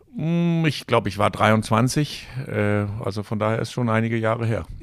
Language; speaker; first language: German; non-native, fluent; Danish